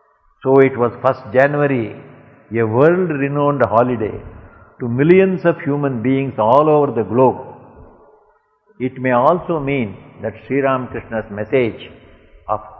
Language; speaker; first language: English; non-native, local second language; Tamil